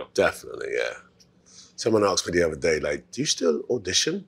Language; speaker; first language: English; native; English